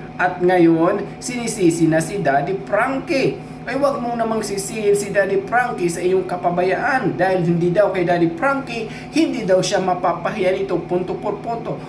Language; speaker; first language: Filipino; non-native, local second language; Cebuano